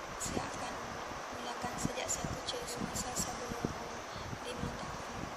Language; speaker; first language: Malay; non-native, local second language; Iban